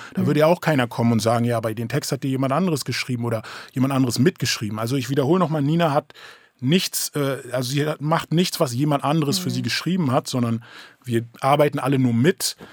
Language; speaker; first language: German; early bilingual, other home language; English